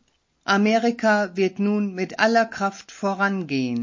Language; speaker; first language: German; native; German